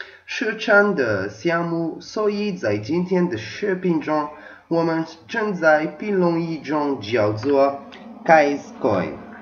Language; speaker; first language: Chinese; non-native, learner; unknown